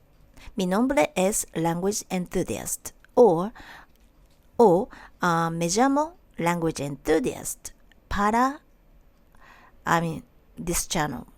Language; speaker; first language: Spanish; non-native, learner; Japanese